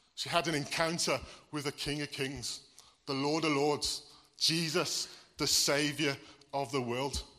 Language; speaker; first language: English; native; English